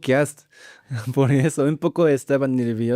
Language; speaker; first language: Spanish; non-native, learner; Japanese